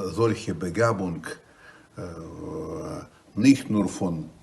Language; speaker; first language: German; non-native, learner; Russian